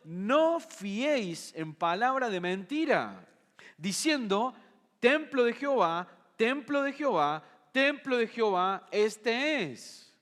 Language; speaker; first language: Spanish; native; Spanish